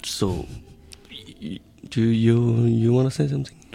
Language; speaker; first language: English; non-native, learner; French